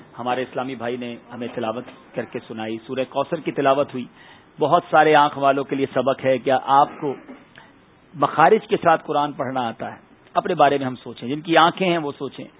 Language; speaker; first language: Urdu; native; Urdu